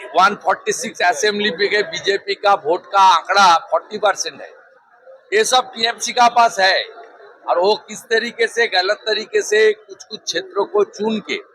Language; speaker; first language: Hindi; non-native, local second language; Bangla